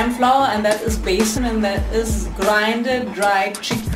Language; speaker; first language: English; non-native, fluent; German